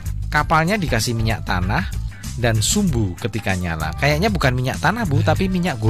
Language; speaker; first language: Indonesian; native; Indonesian